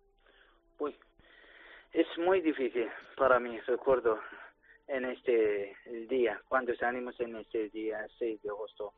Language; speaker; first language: Spanish; non-native, learner; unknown